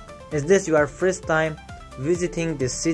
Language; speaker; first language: English; non-native, fluent; Persian